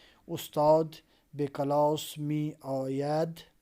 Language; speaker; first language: Persian; non-native, fluent; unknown